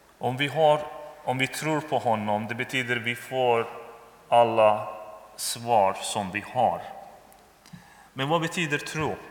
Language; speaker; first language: Swedish; non-native, learner; Persian